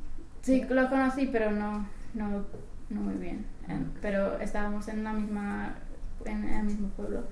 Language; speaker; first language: Spanish; non-native, fluent; English